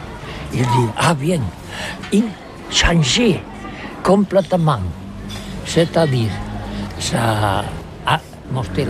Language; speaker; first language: French; non-native, learner; Catalan